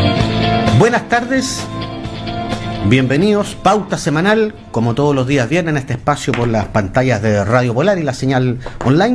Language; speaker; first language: Spanish; native; Spanish